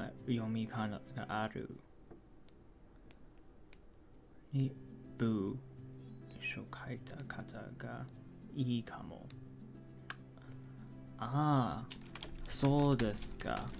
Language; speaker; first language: Japanese; non-native, learner; English